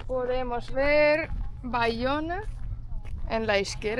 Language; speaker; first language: Spanish; non-native, fluent; Portuguese